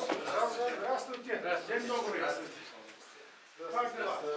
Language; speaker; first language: Russian; non-native, local second language; Kyrgyz